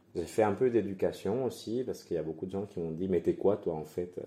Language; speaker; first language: French; non-native, fluent; Spanish